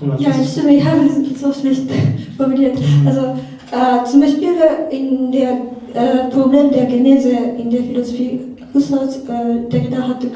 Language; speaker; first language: German; non-native, learner; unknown